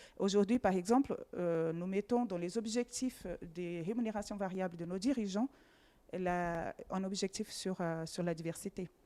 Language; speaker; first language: French; non-native, fluent; Portuguese